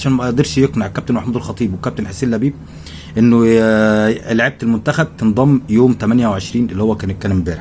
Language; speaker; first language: Arabic; native; Arabic